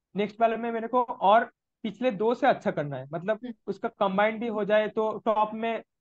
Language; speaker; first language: Hindi; non-native, local second language; Bangla